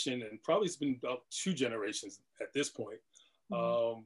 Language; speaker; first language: English; native; English